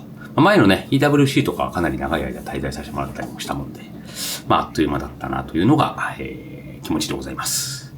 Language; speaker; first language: Japanese; native; Japanese